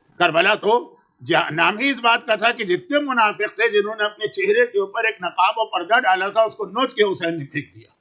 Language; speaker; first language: Urdu; native; Urdu